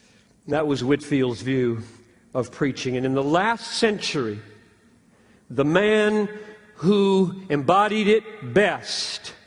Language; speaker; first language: English; native; English